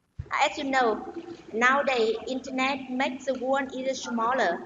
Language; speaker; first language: English; non-native, learner; Vietnamese